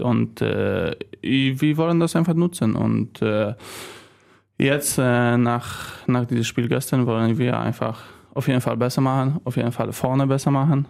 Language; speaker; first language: German; non-native, learner; Polish